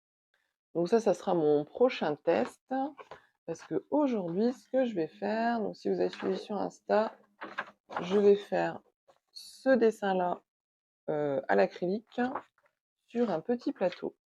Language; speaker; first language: French; native; French